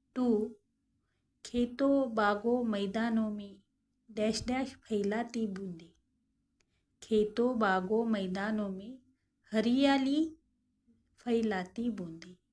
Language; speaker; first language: Hindi; non-native, local second language; Marathi